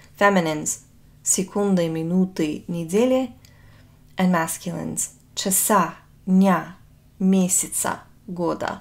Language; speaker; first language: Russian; non-native, fluent; English